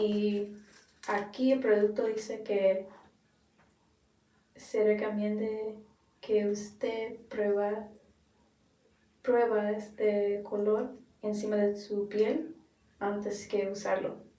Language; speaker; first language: Spanish; non-native, learner; English